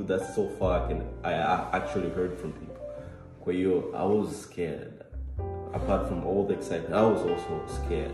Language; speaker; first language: English; non-native, local second language; Swahili